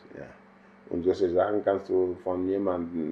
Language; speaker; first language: German; non-native, fluent; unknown